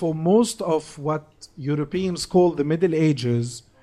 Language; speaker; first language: English; non-native, fluent; Arabic